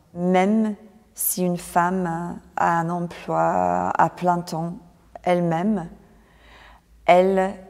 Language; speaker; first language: French; non-native, fluent; English